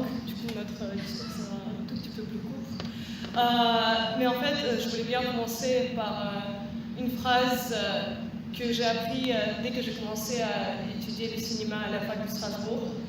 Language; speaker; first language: French; non-native, fluent; Russian